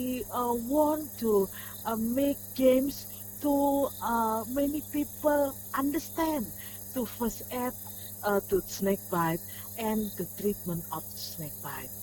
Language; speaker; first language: English; non-native, learner; Indonesian